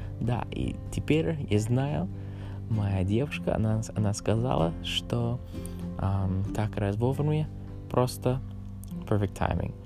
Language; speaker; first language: Russian; non-native, learner; English